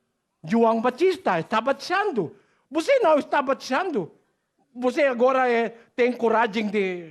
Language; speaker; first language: Portuguese; non-native, learner; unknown